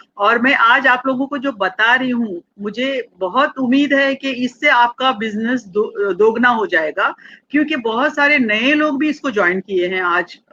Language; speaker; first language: Hindi; non-native, local second language; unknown